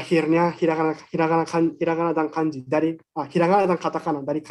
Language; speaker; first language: Indonesian; non-native, fluent; Japanese